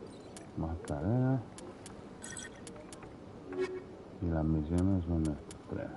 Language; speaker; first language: Spanish; non-native, fluent; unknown